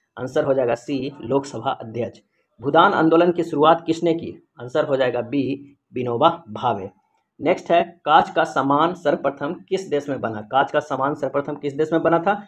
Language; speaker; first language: Hindi; native; Hindi